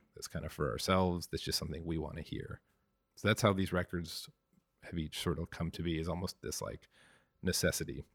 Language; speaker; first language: English; native; English